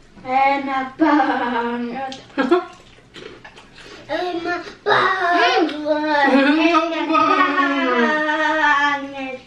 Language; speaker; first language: Indonesian; early bilingual, heritage; German